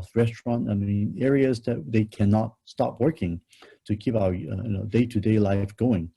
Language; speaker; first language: English; non-native, local second language; Cantonese